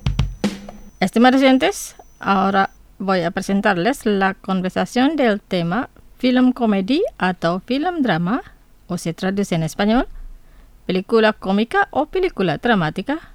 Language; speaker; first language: Spanish; non-native, fluent; Indonesian